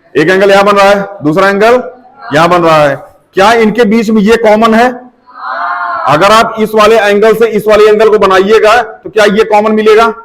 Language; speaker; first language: Hindi; native; Hindi